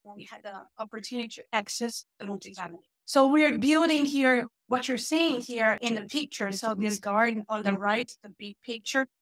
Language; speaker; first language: English; non-native, fluent; Portuguese